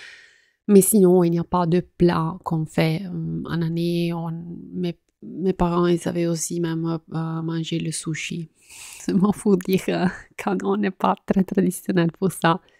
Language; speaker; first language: French; non-native, fluent; Italian